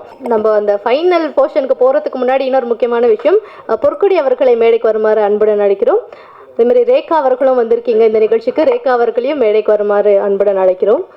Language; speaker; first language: Tamil; native; Tamil